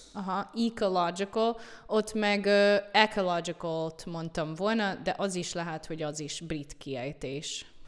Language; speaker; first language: Hungarian; non-native, fluent; English